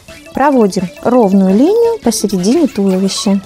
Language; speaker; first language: Russian; native; Russian